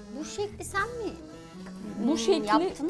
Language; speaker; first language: Turkish; native; Turkish